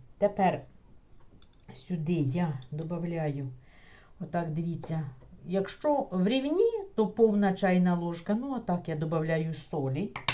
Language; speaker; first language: Ukrainian; non-native, local second language; Russian